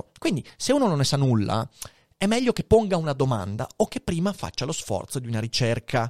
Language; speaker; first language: Italian; native; Italian